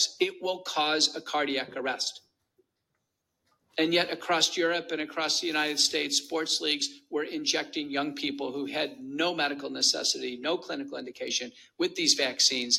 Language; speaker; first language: English; native; English